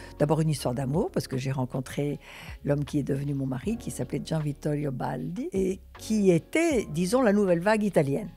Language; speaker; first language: French; early bilingual, other home language; Russian